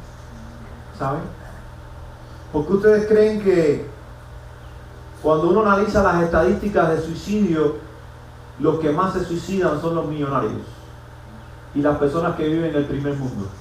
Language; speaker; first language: Spanish; native; Spanish